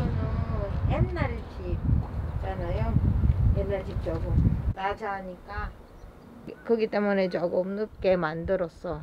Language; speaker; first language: Korean; non-native, learner; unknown